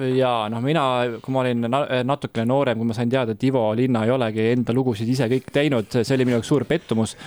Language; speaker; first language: Estonian; native; Estonian